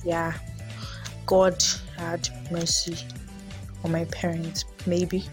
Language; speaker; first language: English; non-native, local second language; Yoruba